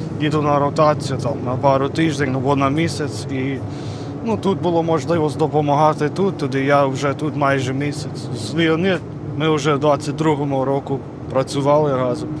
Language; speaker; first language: Ukrainian; non-native, learner; English